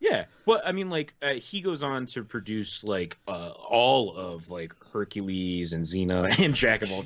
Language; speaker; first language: English; native; English